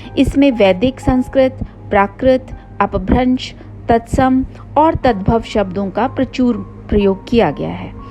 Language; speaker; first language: Hindi; native; Hindi